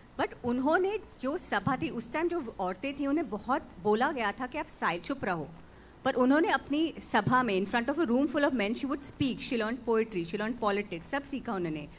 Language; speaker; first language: Hindi; native; Hindi